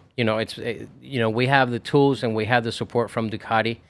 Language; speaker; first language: English; non-native, fluent; Spanish